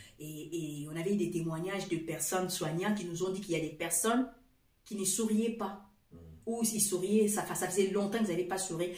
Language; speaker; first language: French; non-native, fluent; Portuguese